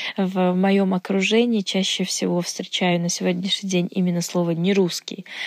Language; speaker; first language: Russian; non-native, local second language; Uzbek